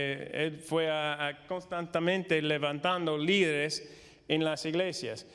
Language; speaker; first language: Spanish; non-native, fluent; English